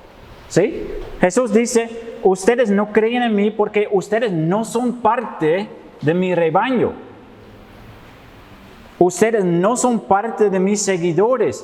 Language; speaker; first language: Spanish; non-native, fluent; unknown